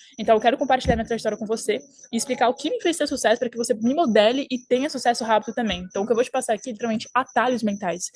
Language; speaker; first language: Portuguese; early bilingual, heritage; French